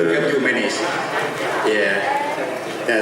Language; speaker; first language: English; non-native, fluent; Thai